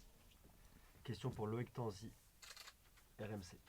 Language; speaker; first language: French; native; French